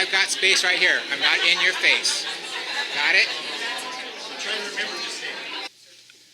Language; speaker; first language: English; native; English